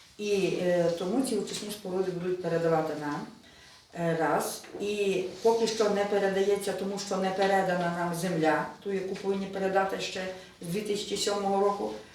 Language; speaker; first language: Ukrainian; native; Ukrainian